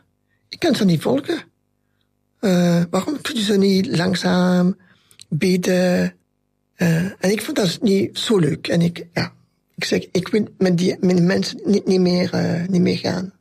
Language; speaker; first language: Dutch; non-native, local second language; French